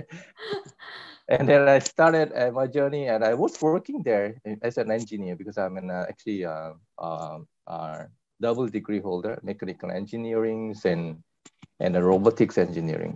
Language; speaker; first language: English; non-native, fluent; Korean